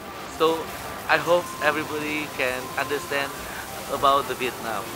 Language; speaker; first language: English; non-native, learner; Vietnamese